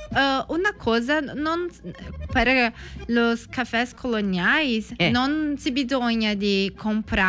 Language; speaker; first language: Italian; non-native, learner; Portuguese